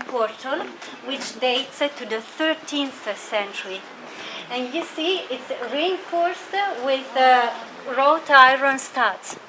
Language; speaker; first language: English; non-native, fluent; French